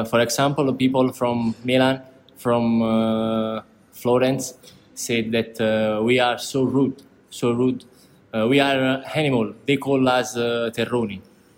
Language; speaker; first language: English; non-native, learner; Italian